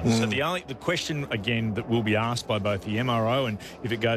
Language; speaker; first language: English; native; English